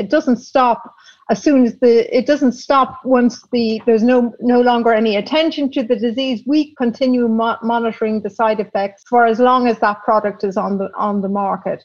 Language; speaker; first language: English; native; English